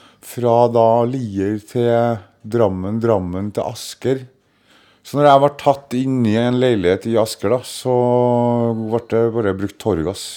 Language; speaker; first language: Norwegian; native; Norwegian